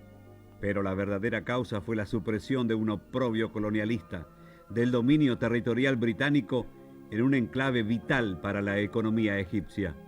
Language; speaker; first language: Spanish; native; Spanish